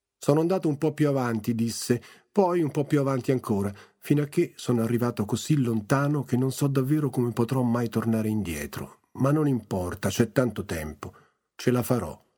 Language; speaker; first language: Italian; native; Italian